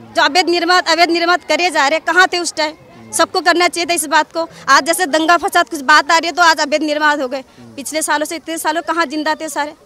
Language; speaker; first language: Hindi; native; Hindi